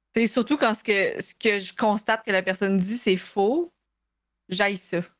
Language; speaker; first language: French; native; French